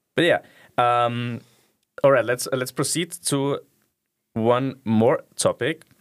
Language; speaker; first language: English; non-native, fluent; German